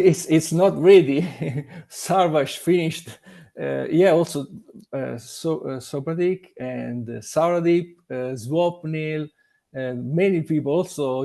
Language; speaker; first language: English; non-native, learner; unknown